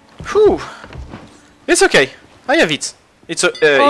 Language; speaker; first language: English; non-native, learner; French